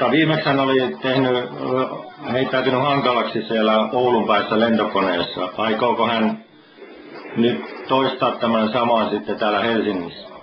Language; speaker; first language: Finnish; native; Finnish